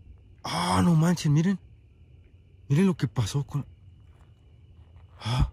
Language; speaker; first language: Spanish; native; Spanish